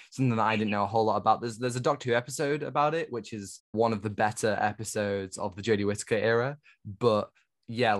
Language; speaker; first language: English; native; English